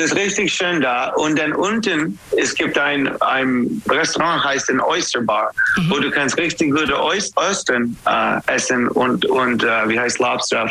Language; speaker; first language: German; non-native, learner; English